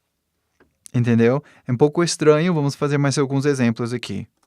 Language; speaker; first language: Portuguese; non-native, fluent; English